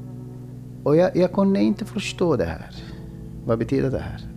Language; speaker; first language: Swedish; non-native, fluent; Arabic